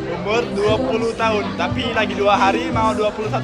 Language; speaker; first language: Indonesian; non-native, learner; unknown